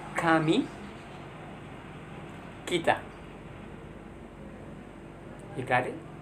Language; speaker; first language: English; non-native, learner; Indonesian